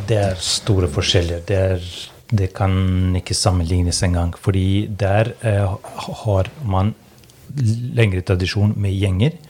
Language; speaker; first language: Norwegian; non-native, fluent; Albanian